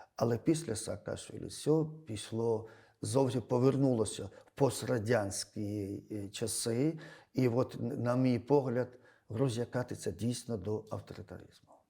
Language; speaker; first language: Ukrainian; non-native, fluent; Georgian